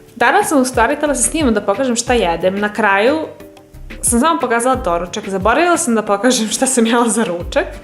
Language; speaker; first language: Serbian; native; Serbian